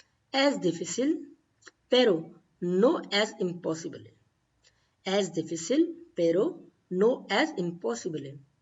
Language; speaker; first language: Spanish; non-native, fluent; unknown